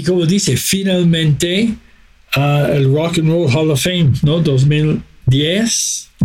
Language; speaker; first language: Spanish; non-native, fluent; English